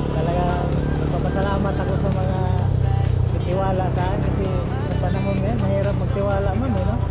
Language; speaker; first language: Filipino; non-native, local second language; Cebuano